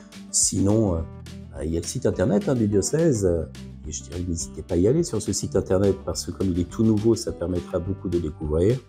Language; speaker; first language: French; native; French